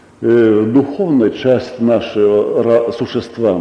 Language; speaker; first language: Russian; non-native, local second language; Estonian